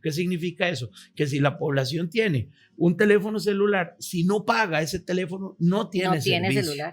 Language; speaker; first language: Spanish; native; Spanish